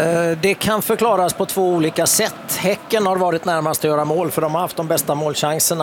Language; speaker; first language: Swedish; native; Swedish